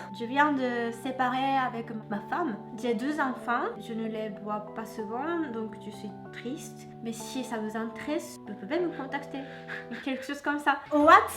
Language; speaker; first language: French; non-native, fluent; Japanese